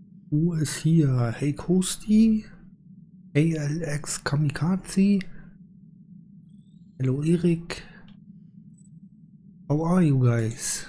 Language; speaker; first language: English; non-native, learner; German